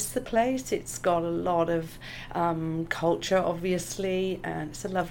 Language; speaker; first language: English; native; English